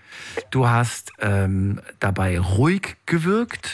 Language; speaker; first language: German; native; German